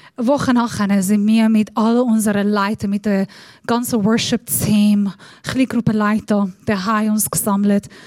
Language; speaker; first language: German; non-native, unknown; Persian